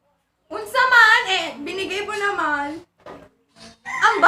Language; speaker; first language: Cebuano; non-native, learner; Filipino